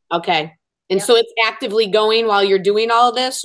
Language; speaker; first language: English; native; English